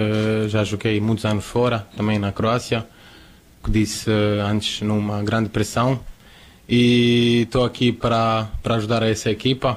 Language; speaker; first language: Portuguese; non-native, fluent; Croatian